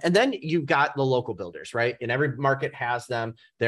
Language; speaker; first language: English; native; English